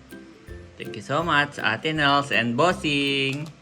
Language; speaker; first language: English; non-native, local second language; Filipino